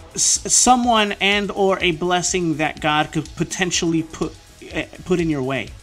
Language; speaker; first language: English; early bilingual, other home language; Spanish